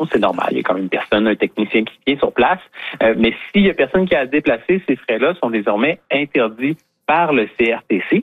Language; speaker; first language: French; native; French